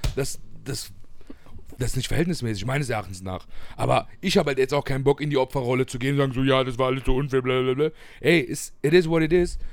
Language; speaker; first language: German; early bilingual, other home language; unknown